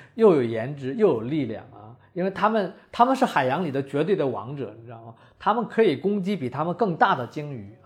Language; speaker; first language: Chinese; native; Chinese